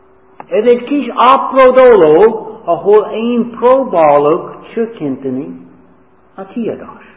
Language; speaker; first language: Hungarian; non-native, learner; English